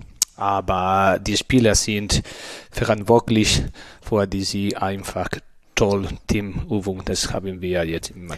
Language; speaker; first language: German; non-native, learner; Spanish